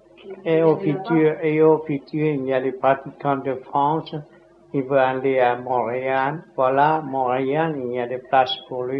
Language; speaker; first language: French; non-native, learner; Vietnamese